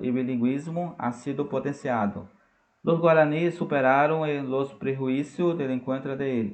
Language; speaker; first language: Spanish; non-native, fluent; Portuguese